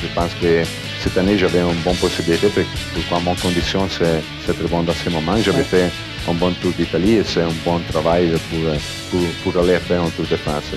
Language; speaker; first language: French; non-native, learner; Italian